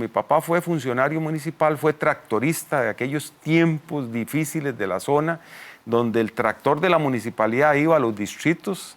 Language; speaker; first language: Spanish; native; Spanish